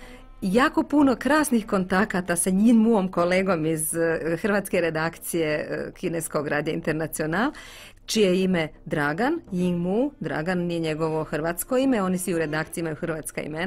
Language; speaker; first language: Bosnian; native; Bosnian